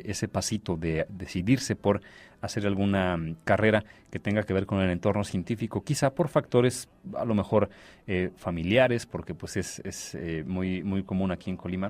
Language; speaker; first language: Spanish; native; Spanish